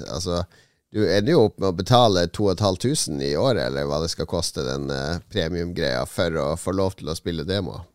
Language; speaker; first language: Norwegian; native; Norwegian